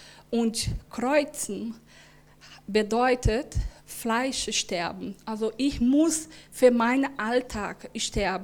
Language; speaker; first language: German; non-native, learner; Portuguese